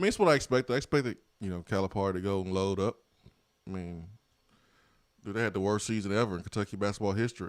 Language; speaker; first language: English; native; English